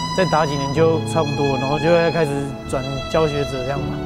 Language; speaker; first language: Chinese; native; Chinese